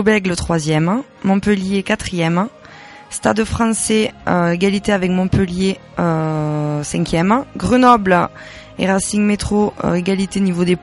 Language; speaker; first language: French; native; French